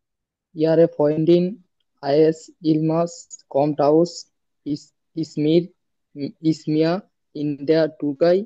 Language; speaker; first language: German; non-native, learner; Bangla